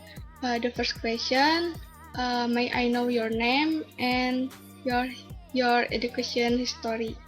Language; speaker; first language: English; non-native, learner; Indonesian